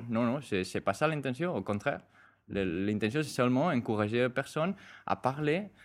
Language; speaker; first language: French; non-native, fluent; Spanish